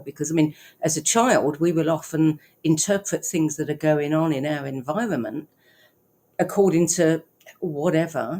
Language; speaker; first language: English; native; English